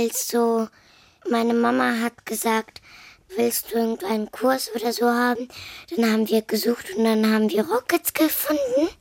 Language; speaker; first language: German; early bilingual, other home language; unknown